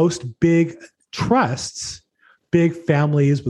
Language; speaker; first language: English; native; English